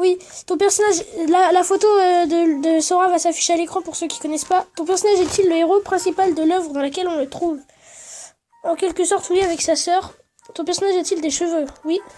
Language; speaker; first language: French; native; French